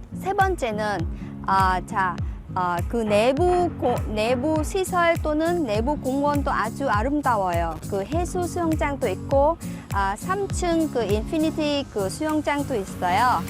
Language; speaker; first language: Korean; non-native, fluent; Vietnamese